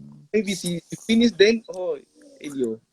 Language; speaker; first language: English; non-native, learner; Spanish